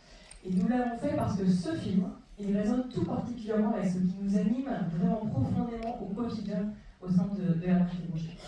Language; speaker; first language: French; native; French